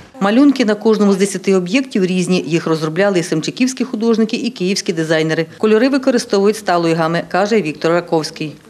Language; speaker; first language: Ukrainian; native; Ukrainian